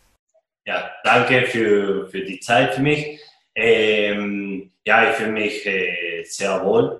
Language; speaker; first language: German; non-native, fluent; Spanish